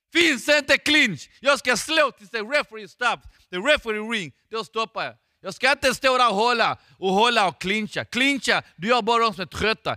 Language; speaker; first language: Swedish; non-native, fluent; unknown